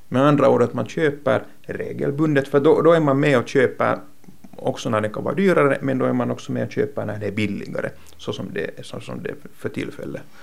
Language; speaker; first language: Swedish; native; Swedish